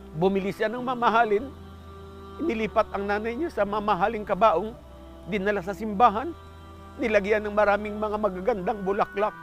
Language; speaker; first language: Filipino; non-native, local second language; Hiligaynon